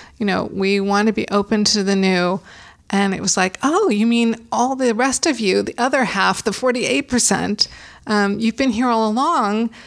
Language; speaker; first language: English; native; English